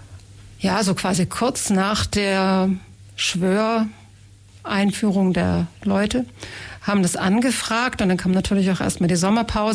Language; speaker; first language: German; native; German